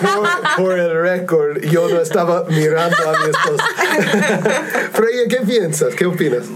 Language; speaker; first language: Spanish; non-native, fluent; English